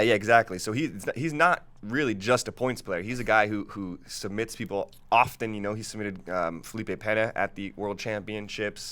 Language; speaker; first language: English; native; English